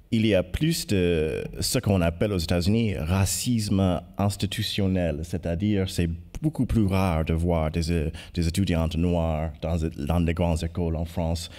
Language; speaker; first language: French; non-native, fluent; English